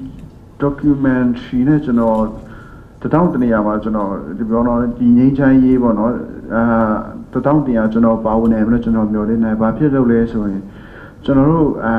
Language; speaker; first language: Burmese; non-native, local second language; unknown